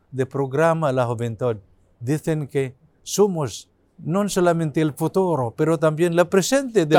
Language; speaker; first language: Spanish; non-native, learner; Cebuano